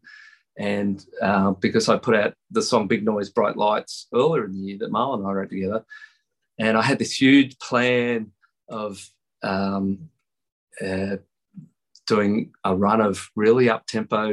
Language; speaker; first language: English; native; English